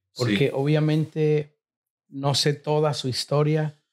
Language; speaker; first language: Spanish; early bilingual, heritage; Spanish